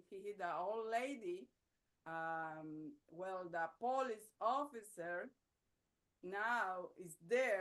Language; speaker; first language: English; non-native, learner; Spanish